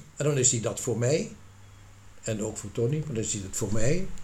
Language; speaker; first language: Dutch; native; Dutch